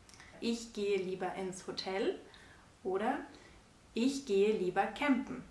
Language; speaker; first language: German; non-native, fluent; Spanish